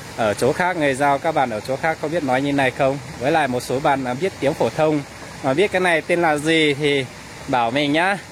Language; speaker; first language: Vietnamese; non-native, local second language; Iu Mien